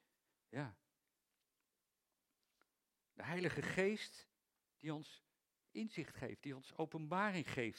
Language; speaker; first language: Dutch; native; Dutch